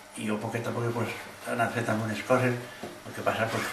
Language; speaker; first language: Spanish; non-native, local second language; Catalan